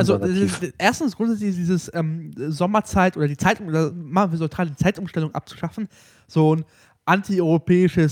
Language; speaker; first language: German; native; German